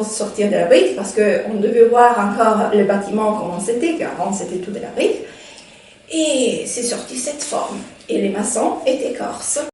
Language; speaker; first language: French; non-native, fluent; Italian